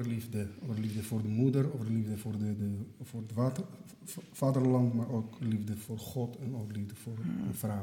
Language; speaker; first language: Dutch; non-native, fluent; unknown